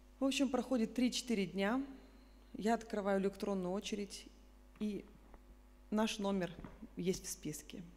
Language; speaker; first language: Russian; native; Russian